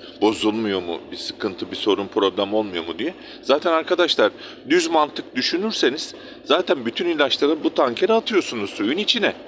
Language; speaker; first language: Turkish; native; Turkish